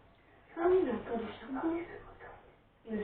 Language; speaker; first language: French; native; French